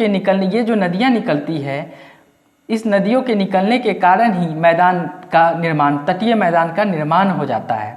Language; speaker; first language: Hindi; native; Hindi